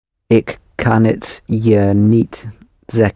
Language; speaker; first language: Dutch; non-native, learner; English